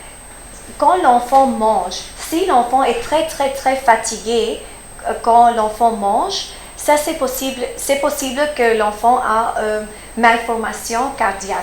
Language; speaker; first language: French; early bilingual, heritage; French